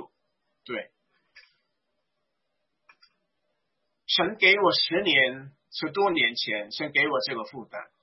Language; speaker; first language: Chinese; non-native, fluent; Korean